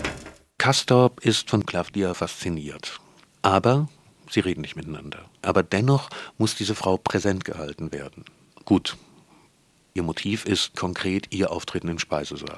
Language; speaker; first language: German; native; German